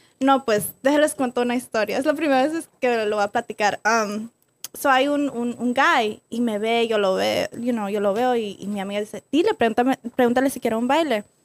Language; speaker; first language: Spanish; early bilingual, other home language; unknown